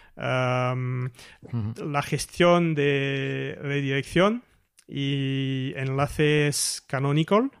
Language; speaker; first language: Spanish; non-native, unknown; French